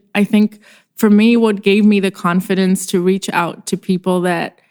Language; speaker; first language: English; non-native, fluent; Czech